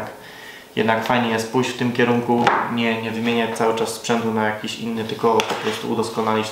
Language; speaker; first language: Polish; native; Polish